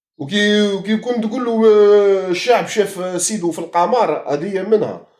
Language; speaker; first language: Arabic; native; Arabic